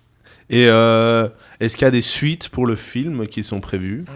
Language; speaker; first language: French; native; French